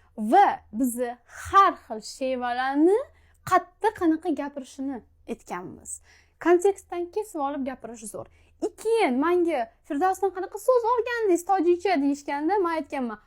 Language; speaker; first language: Uzbek; non-native, local second language; Tajik